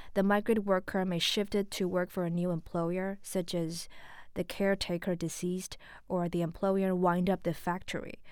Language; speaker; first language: English; non-native, local second language; Filipino